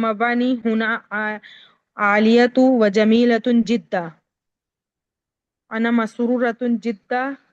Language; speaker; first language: Arabic; non-native, learner; Urdu